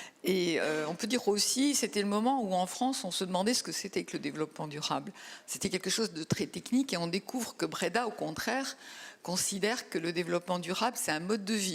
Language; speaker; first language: French; native; French